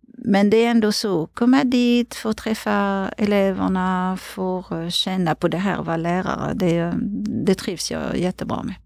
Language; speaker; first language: Swedish; non-native, fluent; French